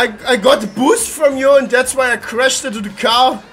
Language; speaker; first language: English; non-native, fluent; German